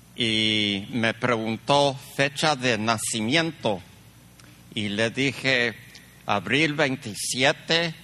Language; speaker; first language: Spanish; early bilingual, heritage; Spanish